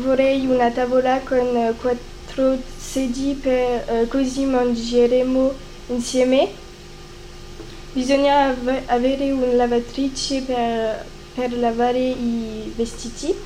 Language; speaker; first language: Italian; non-native, learner; French